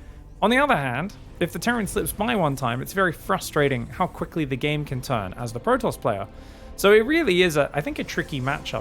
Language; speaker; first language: English; native; English